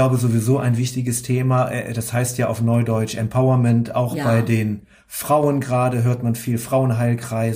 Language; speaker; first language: German; native; German